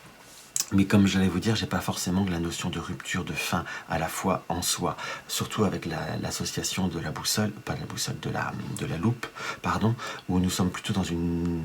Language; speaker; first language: French; native; French